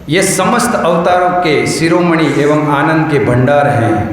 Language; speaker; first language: Hindi; non-native, local second language; Gujarati